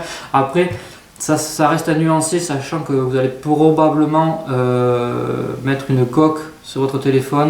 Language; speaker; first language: French; native; French